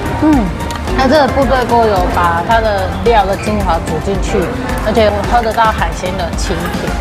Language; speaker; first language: Chinese; native; Chinese